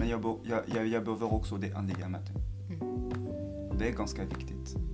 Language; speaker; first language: Swedish; non-native, fluent; French